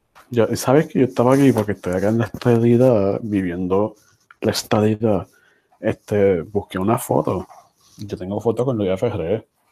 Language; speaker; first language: Spanish; early bilingual, heritage; Spanish